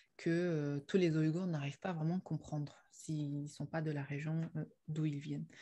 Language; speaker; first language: French; non-native, fluent; Chinese